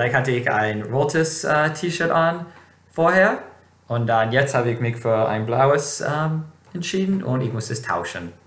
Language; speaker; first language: German; non-native, fluent; English